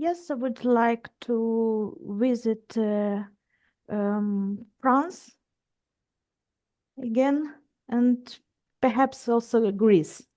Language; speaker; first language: English; non-native, fluent; Ukrainian